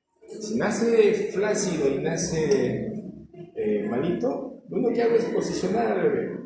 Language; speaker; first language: Spanish; native; Spanish